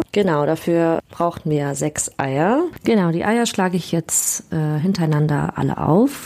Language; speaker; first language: German; native; German